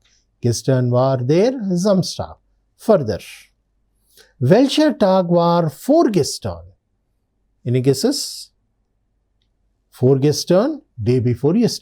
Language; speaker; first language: German; non-native, learner; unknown